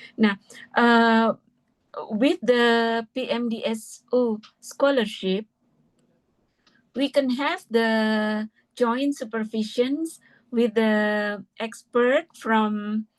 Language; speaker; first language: English; non-native, fluent; Indonesian